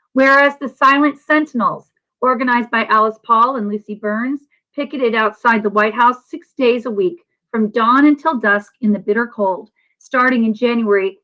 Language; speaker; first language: English; native; English